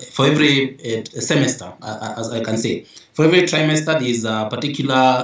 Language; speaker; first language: English; non-native, local second language; Meru